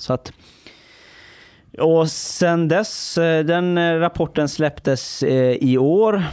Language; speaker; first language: Swedish; early bilingual, other home language; Persian